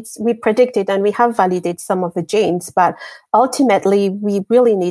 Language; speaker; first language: English; non-native, fluent; French